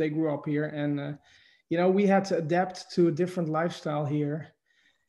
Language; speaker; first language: English; non-native, fluent; Dutch